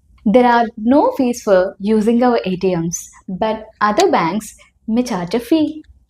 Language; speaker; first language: English; non-native, local second language; Telugu